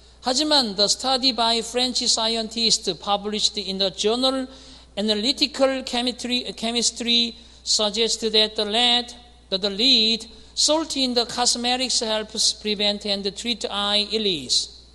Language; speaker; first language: English; non-native, fluent; Korean